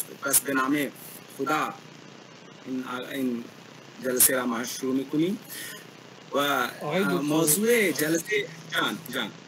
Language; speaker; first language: Persian; non-native, learner; Hindi